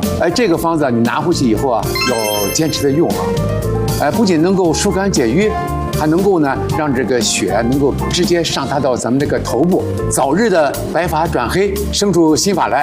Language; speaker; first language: Chinese; native; Chinese